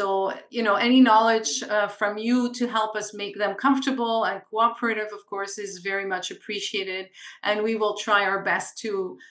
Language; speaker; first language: English; non-native, local second language; French